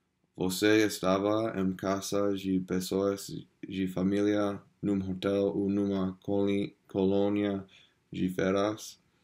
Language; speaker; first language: Portuguese; non-native, learner; English